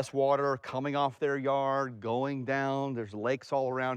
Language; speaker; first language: English; native; English